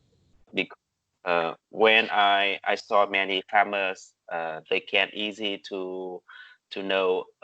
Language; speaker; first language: English; non-native, learner; Vietnamese